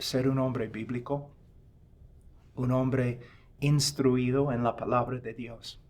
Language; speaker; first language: Spanish; non-native, fluent; English